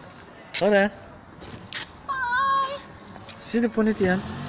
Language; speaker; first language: Norwegian; non-native, learner; Turkish